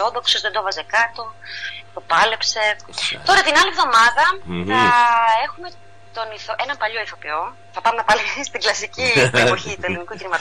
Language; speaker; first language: Greek; native; Greek